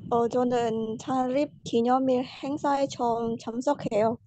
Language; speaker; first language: Korean; non-native, learner; Indonesian